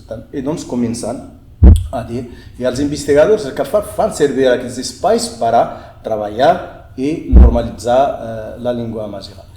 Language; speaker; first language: Catalan; non-native, fluent; Berber languages